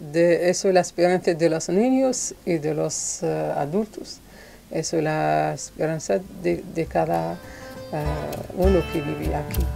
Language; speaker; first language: Spanish; non-native, local second language; Arabic